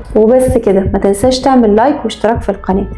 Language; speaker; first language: Arabic; native; Arabic